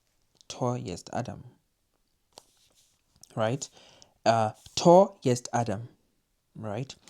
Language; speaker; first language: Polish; non-native, learner; English